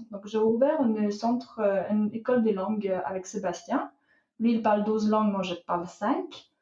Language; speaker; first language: French; non-native, fluent; Russian